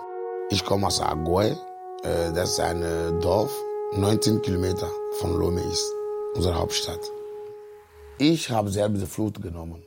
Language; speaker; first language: German; non-native, fluent; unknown